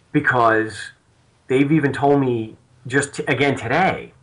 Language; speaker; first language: English; native; English